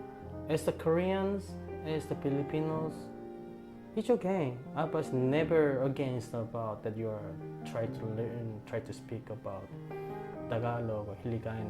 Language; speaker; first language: English; non-native, fluent; Korean